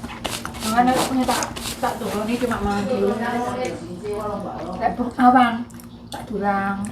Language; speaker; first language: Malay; non-native, local second language; Javanese